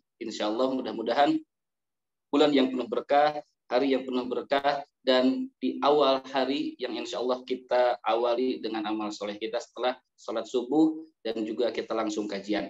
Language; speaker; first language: Indonesian; native; Indonesian